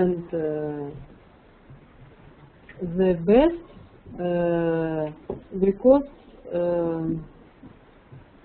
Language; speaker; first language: English; non-native, learner; Russian